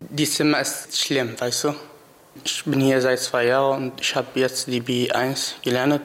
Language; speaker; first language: German; non-native, learner; Arabic